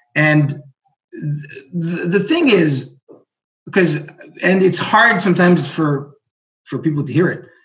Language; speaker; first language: English; non-native, fluent; Greek